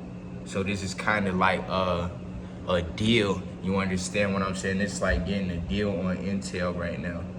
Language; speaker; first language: English; native; English